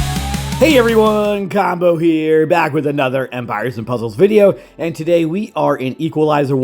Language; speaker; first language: English; native; English